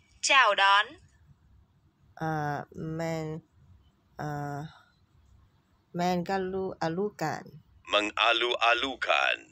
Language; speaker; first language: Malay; non-native, learner; Vietnamese